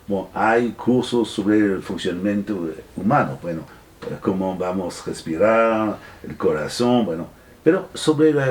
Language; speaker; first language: Spanish; non-native, fluent; French